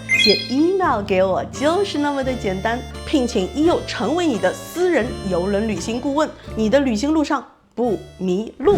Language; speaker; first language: Chinese; native; Chinese